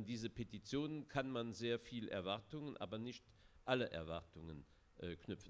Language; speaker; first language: German; non-native, local second language; Luxembourgish